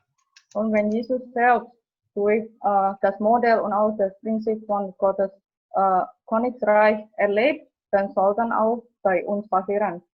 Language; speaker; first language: German; non-native, fluent; Indonesian